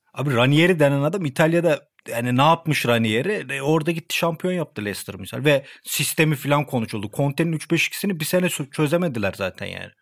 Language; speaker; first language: Turkish; native; Turkish